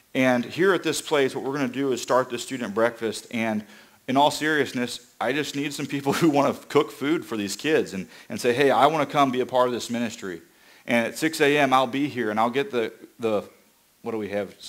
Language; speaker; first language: English; native; English